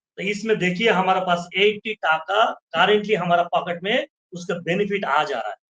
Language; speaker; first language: Hindi; non-native, fluent; Bangla